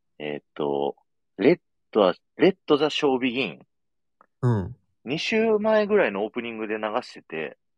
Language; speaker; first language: Japanese; native; Japanese